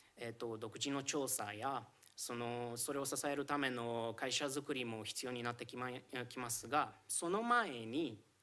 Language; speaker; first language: Japanese; non-native, fluent; Romanian